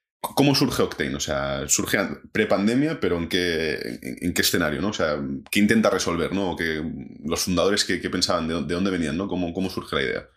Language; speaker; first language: Spanish; native; Spanish